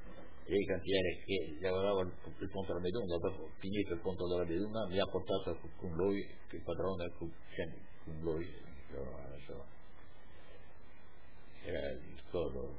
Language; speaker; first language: Italian; non-native, local second language; Friulian